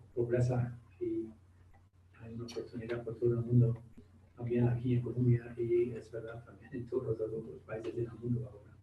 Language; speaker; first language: Spanish; non-native, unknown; Dutch